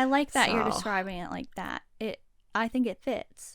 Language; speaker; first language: English; native; English